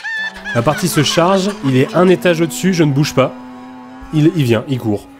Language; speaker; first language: French; native; French